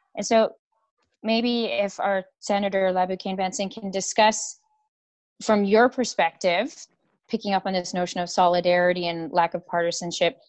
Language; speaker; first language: English; native; English